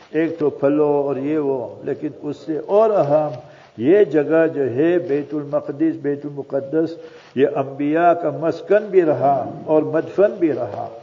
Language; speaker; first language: Urdu; non-native, fluent; Memoni